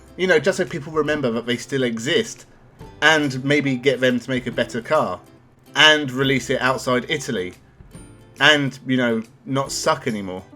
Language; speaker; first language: English; native; English